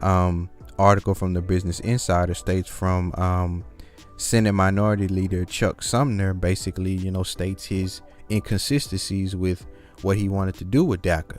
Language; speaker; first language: English; native; English